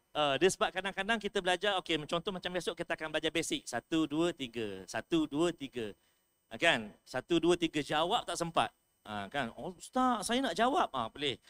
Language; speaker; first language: Malay; native; Malay